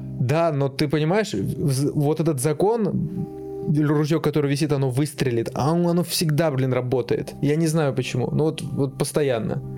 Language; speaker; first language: Russian; native; Russian